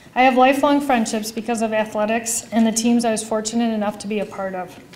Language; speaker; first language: English; native; English